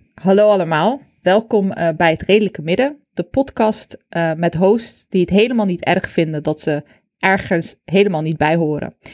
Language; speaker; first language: Dutch; early bilingual, other home language; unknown